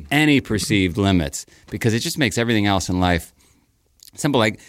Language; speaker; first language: English; native; English